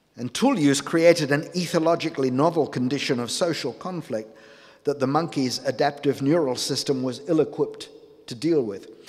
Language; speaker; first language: English; native; English